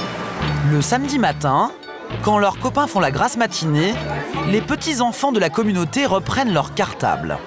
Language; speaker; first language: French; native; French